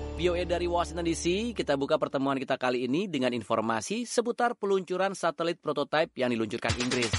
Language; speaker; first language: Indonesian; native; Indonesian